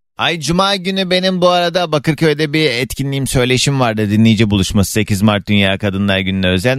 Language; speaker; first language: Turkish; native; Turkish